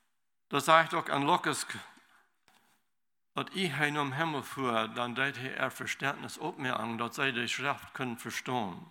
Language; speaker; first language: German; non-native, learner; Low German